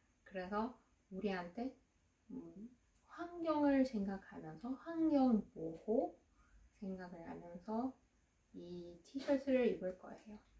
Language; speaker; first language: Korean; non-native, fluent; Russian